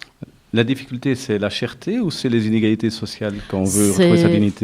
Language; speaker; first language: French; native; French